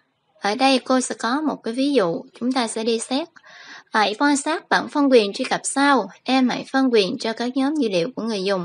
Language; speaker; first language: Vietnamese; native; Vietnamese